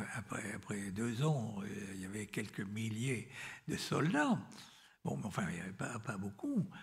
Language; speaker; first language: French; native; French